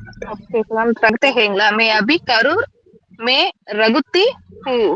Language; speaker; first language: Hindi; non-native, learner; Tamil